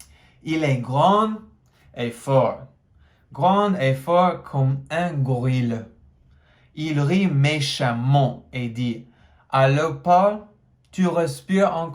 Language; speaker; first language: French; non-native, fluent; English